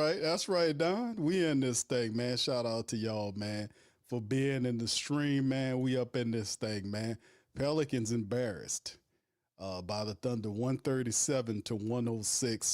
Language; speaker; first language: English; native; English